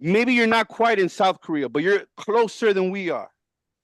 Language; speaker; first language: English; native; English